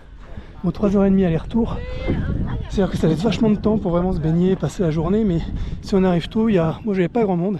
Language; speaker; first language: French; native; French